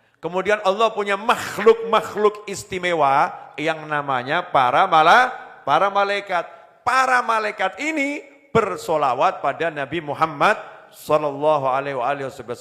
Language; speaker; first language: Indonesian; native; Indonesian